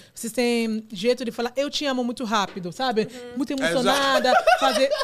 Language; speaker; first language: Portuguese; non-native, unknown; Yoruba